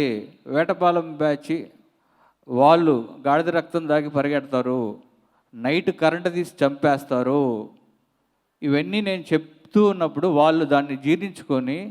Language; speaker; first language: Telugu; native; Telugu